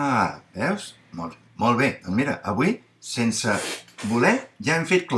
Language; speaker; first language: Catalan; native; Catalan